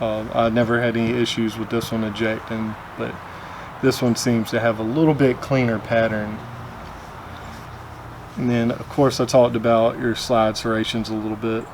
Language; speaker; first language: English; native; English